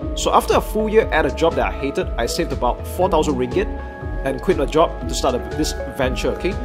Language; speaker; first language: English; non-native, local second language; Chinese